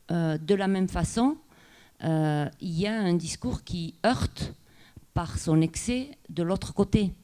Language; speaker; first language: French; non-native, local second language; Basque